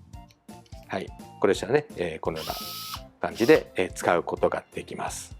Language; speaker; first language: Japanese; native; Japanese